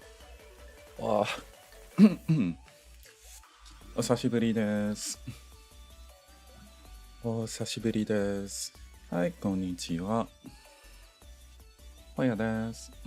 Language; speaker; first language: Japanese; non-native, learner; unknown